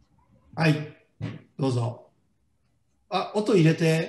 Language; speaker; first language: Japanese; native; Japanese